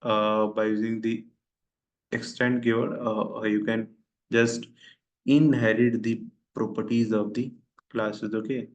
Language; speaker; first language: English; non-native, local second language; Hindi